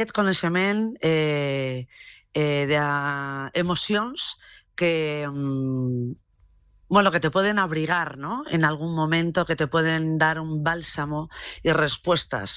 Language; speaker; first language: Catalan; non-native, local second language; Spanish